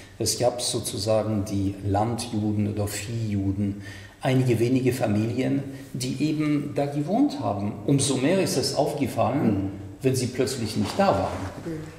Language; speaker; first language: German; non-native, fluent; French